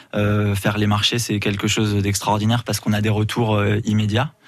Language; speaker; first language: French; native; French